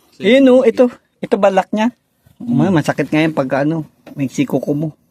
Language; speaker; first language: Filipino; non-native, local second language; Hiligaynon